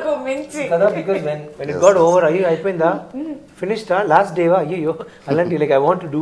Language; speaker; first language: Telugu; non-native, local second language; Tamil